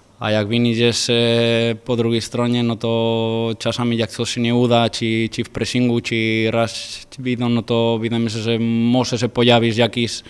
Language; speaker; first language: Polish; non-native, fluent; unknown